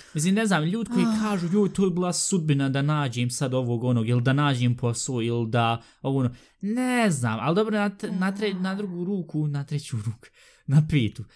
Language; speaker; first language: Bosnian; early bilingual, heritage; Bosnian